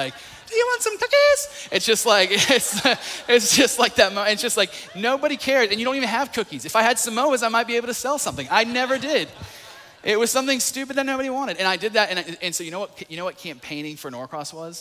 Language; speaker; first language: English; native; English